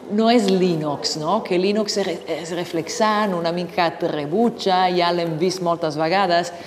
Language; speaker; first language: Catalan; non-native, fluent; Italian